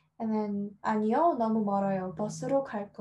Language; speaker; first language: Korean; non-native, fluent; English